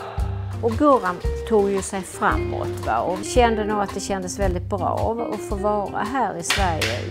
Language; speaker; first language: Swedish; native; Swedish